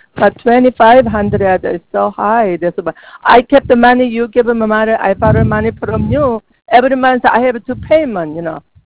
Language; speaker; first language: English; non-native, learner; Korean